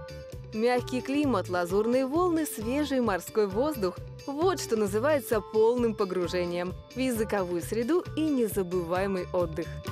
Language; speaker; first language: Russian; native; Russian